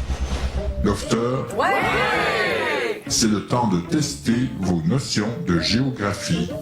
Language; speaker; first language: French; native; French